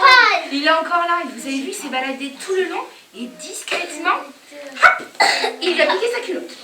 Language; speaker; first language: French; native; French